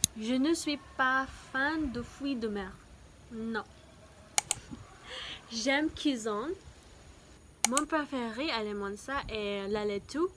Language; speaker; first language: French; non-native, learner; Filipino